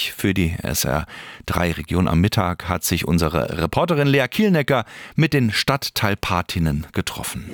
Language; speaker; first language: German; native; German